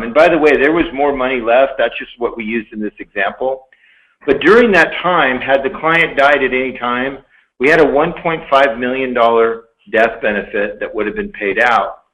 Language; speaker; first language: English; native; English